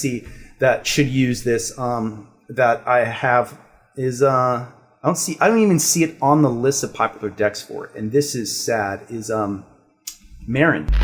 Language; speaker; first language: English; native; English